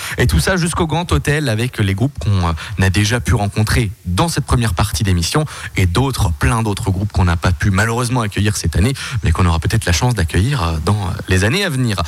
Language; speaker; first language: French; native; French